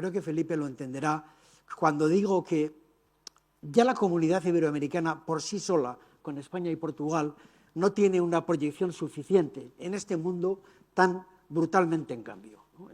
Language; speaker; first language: Spanish; native; Spanish